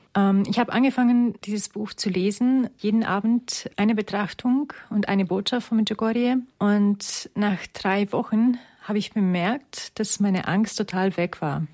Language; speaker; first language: German; non-native, fluent; Romanian